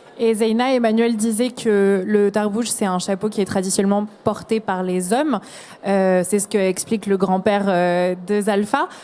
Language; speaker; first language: French; native; French